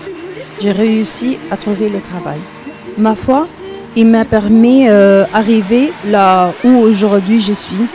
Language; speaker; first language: French; non-native, learner; Arabic